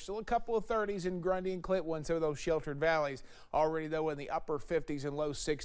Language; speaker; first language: English; native; English